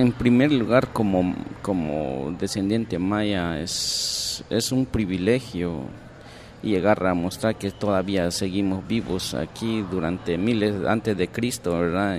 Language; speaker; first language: Spanish; non-native, local second language; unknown